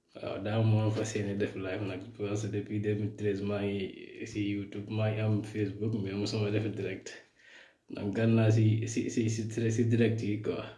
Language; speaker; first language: Wolof; non-native, local second language; Fula